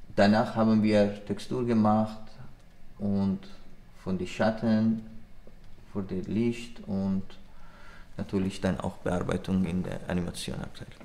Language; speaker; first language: German; non-native, learner; Persian